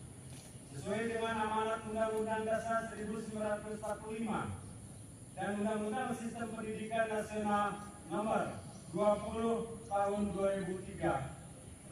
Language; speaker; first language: Indonesian; native; Indonesian